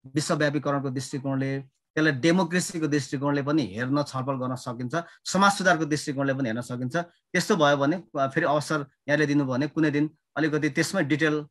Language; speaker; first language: Nepali; non-native, local second language; Limbu